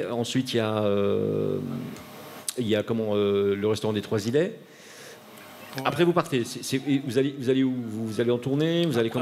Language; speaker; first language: French; native; French